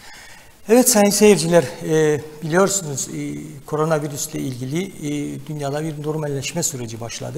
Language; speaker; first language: Turkish; native; Turkish